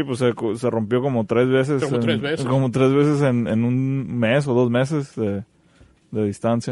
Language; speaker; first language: Spanish; native; Spanish